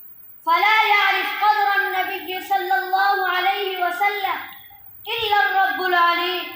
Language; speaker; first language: Arabic; non-native, learner; Urdu